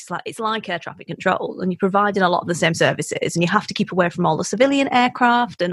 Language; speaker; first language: English; native; English